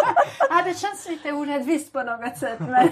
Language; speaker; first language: Swedish; non-native, fluent; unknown